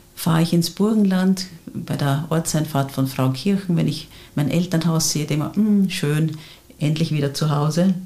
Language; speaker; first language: German; native; German